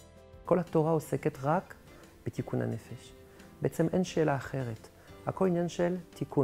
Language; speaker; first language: Hebrew; non-native, fluent; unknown